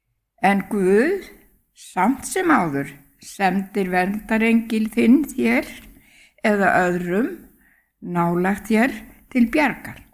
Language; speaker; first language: Icelandic; native; Icelandic